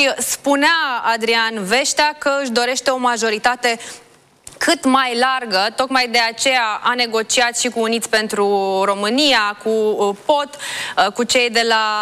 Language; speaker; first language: Romanian; native; Romanian